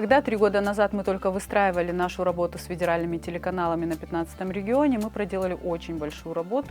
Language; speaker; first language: Russian; native; Russian